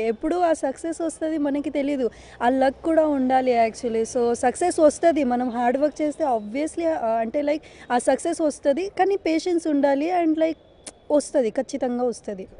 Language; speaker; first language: Telugu; non-native, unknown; Bangla